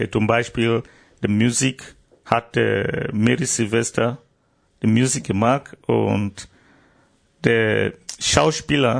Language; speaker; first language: German; non-native, learner; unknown